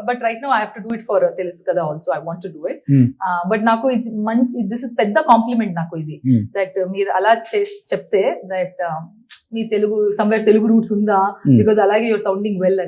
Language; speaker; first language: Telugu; non-native, local second language; Tulu